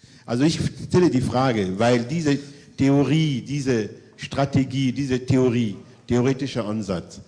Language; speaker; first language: German; non-native, fluent; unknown